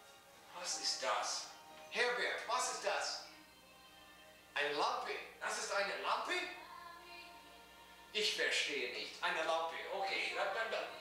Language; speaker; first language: German; non-native, learner; English